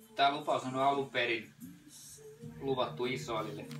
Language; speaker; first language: Finnish; native; Finnish